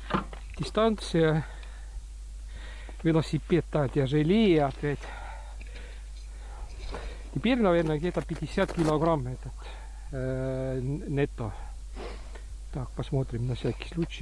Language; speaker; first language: Russian; non-native, local second language; Estonian